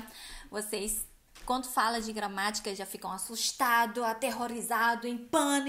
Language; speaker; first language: Portuguese; non-native, fluent; Chinese